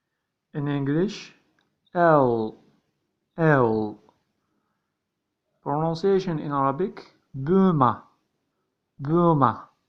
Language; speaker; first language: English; non-native, learner; Arabic